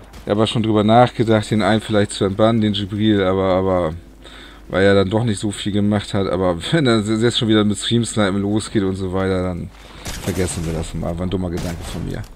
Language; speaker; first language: German; native; German